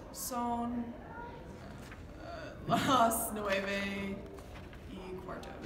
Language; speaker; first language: Spanish; non-native, learner; English